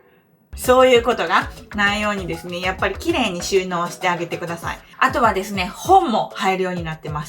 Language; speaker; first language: Japanese; native; Japanese